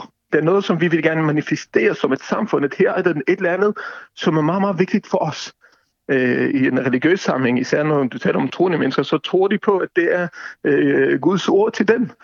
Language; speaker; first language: Danish; non-native, fluent; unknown